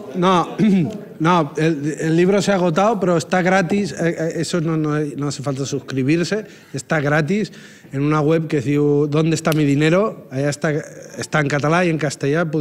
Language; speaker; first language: Spanish; non-native, local second language; Catalan